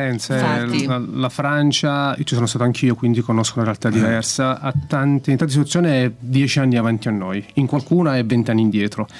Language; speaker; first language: Italian; native; Italian